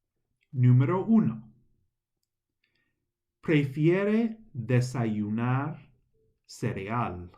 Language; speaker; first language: Spanish; non-native, fluent; English